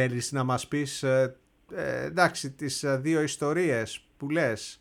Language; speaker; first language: Greek; native; Greek